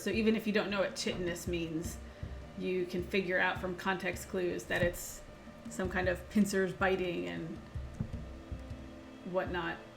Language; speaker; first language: English; native; English